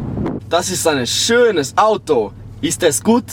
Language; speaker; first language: German; non-native, learner; Icelandic